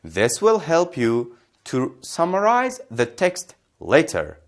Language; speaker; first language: English; non-native, fluent; Persian